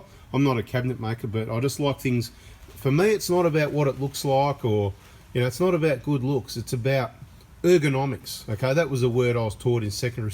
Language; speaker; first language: English; native; English